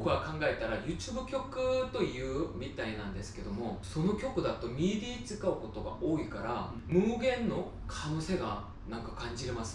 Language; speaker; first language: Japanese; non-native, fluent; Korean